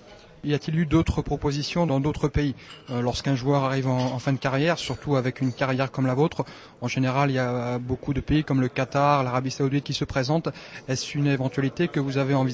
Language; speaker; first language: French; native; French